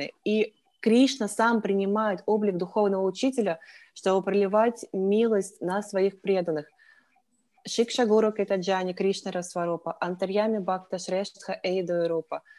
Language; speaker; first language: Russian; native; Russian